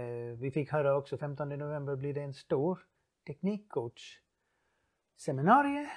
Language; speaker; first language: Swedish; non-native, fluent; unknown